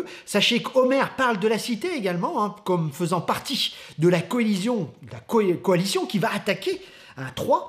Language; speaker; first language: French; native; French